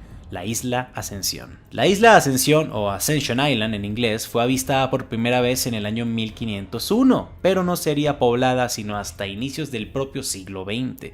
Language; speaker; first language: Spanish; native; Spanish